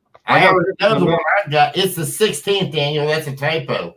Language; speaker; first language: English; native; English